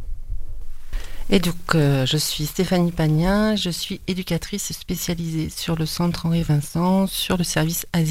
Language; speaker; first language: French; native; French